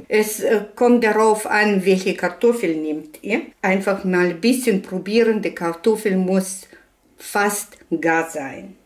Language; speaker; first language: German; non-native, fluent; Russian